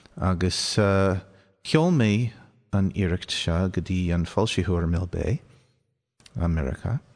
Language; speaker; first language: Irish; native; Irish